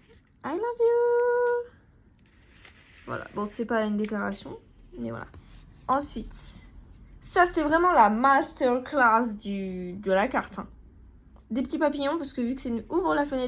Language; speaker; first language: French; native; French